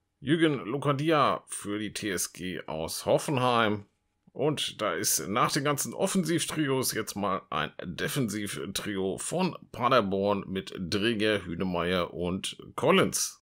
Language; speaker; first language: German; native; German